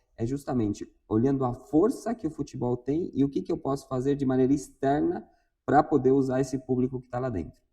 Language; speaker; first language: Portuguese; non-native, fluent; Spanish